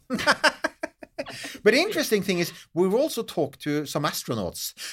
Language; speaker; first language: English; non-native, fluent; French